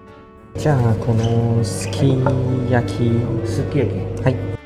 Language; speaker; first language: Japanese; non-native, learner; Chinese